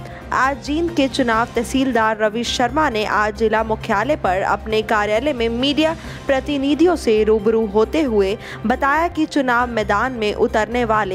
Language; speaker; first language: Hindi; native; Hindi